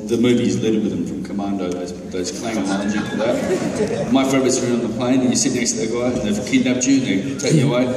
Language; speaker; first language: English; native; English